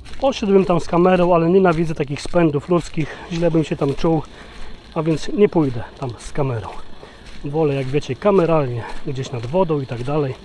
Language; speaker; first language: Polish; native; Polish